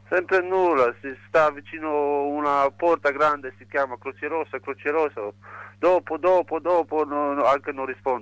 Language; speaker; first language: Italian; non-native, learner; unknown